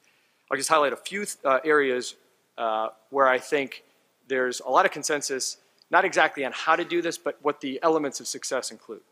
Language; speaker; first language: English; native; English